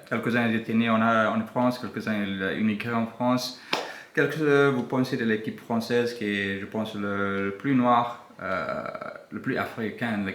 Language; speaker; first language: French; non-native, learner; English